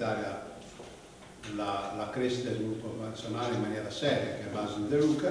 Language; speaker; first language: Italian; native; Italian